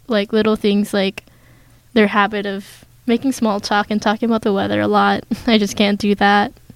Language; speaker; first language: English; non-native, local second language; Filipino